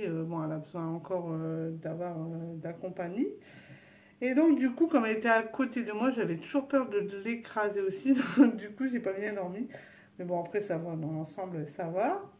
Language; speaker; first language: French; native; French